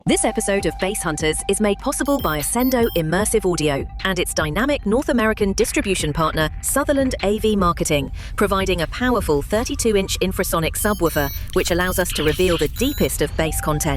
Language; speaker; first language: English; native; English